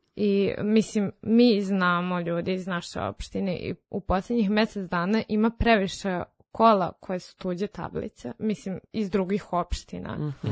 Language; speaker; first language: Serbian; non-native, local second language; Rusyn